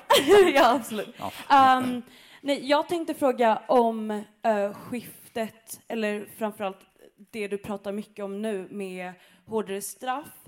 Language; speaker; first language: Swedish; early bilingual, other home language; Kurdish